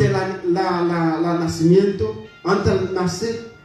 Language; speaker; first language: Spanish; non-native, fluent; Haitian Creole